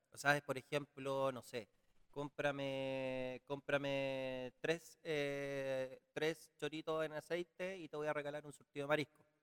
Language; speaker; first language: Spanish; native; Spanish